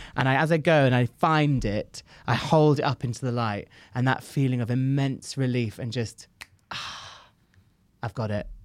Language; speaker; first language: English; native; English